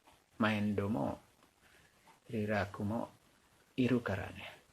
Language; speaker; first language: Japanese; non-native, learner; Indonesian